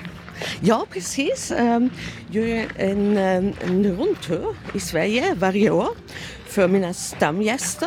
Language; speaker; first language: Swedish; non-native, learner; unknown